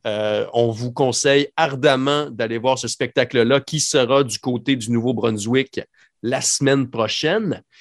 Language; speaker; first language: French; native; French